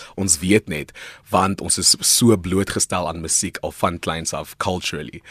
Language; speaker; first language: Afrikaans; non-native, local second language; Northern Sotho